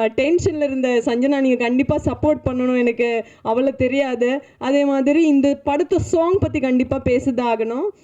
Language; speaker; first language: Tamil; non-native, learner; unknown